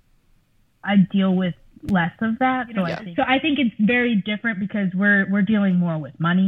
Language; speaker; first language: English; early bilingual, other home language; Spanish